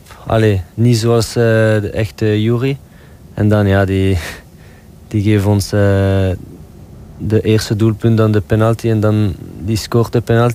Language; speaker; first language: Dutch; non-native, local second language; French